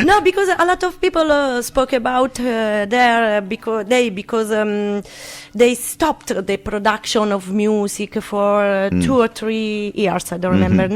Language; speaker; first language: English; non-native, learner; Italian